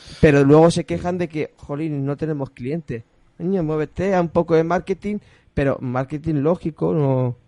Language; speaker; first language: Spanish; native; Spanish